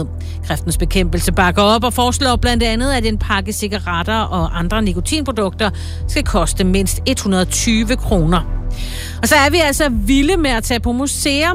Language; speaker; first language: Danish; native; Danish